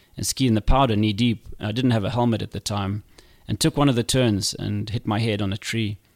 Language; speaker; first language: English; native; English